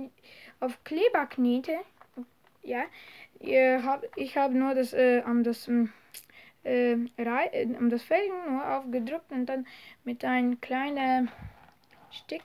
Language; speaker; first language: German; non-native, learner; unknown